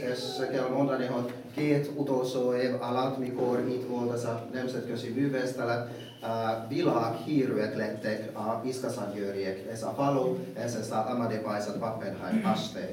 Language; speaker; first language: Hungarian; non-native, learner; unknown